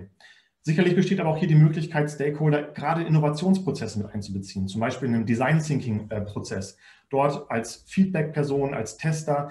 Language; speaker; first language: German; native; German